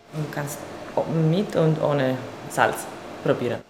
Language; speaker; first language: German; non-native, learner; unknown